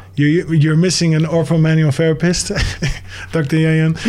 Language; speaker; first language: English; early bilingual, other home language; Dutch